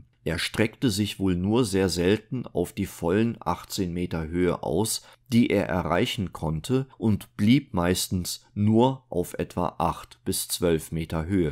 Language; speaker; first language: German; native; German